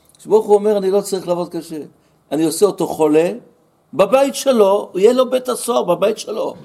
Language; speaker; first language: Hebrew; native; Hebrew